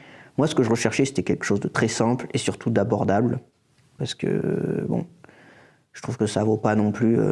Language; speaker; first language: French; native; French